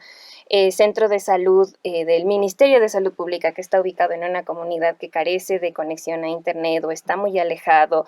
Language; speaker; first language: Spanish; native; Spanish